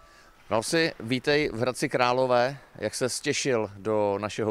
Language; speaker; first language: Czech; native; Czech